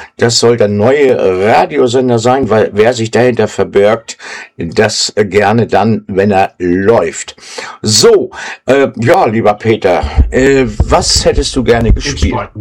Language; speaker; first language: German; native; German